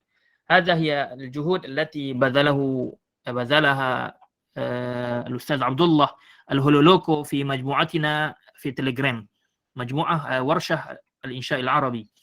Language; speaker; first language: Arabic; non-native, fluent; Malay